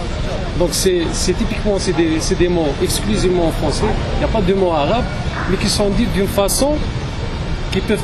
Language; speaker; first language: French; non-native, local second language; Arabic